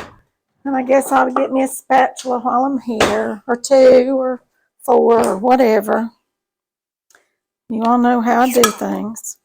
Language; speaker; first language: English; native; English